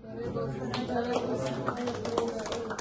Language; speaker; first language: Turkish; non-native, learner; Kazakh